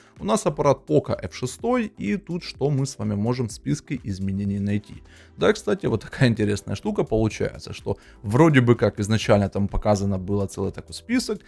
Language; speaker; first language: Russian; native; Russian